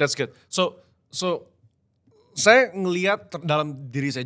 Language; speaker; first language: Indonesian; native; Indonesian